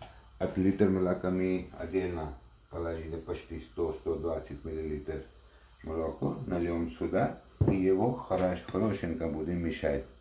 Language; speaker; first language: Russian; non-native, learner; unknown